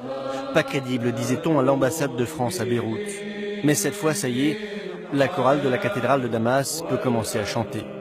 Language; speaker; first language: French; native; French